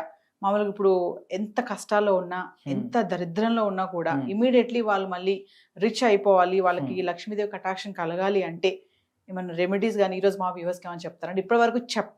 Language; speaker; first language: Telugu; native; Telugu